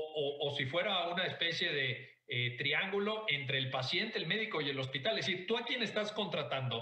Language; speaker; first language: Spanish; native; Spanish